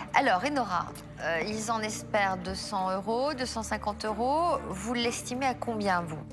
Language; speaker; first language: French; native; French